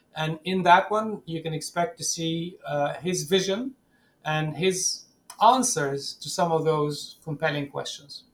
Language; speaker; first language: English; non-native, fluent; Arabic